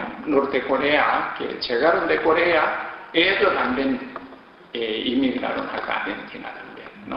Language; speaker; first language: Spanish; non-native, learner; Korean